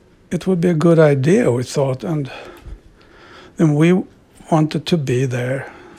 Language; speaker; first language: English; non-native, fluent; Swedish